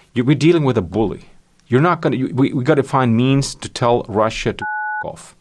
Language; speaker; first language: English; non-native, fluent; Swedish